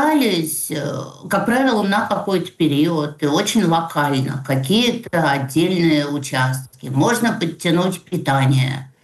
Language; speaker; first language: Russian; native; Russian